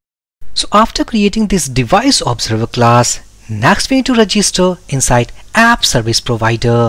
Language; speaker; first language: English; non-native, local second language; Hindi